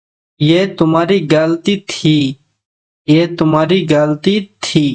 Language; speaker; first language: Hindi; non-native, learner; Bangla